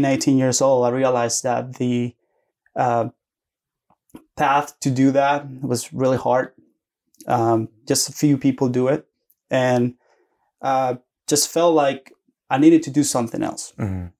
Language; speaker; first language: English; non-native, fluent; Spanish